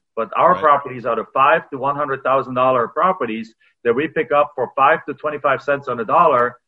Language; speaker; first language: English; non-native, fluent; German